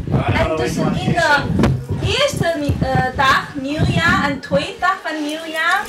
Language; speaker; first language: Dutch; non-native, learner; Chinese